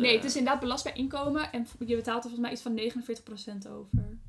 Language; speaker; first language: Dutch; native; Dutch